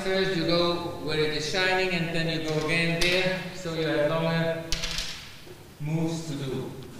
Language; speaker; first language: English; non-native, learner; German